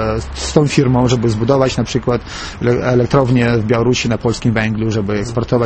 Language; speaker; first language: Polish; non-native, fluent; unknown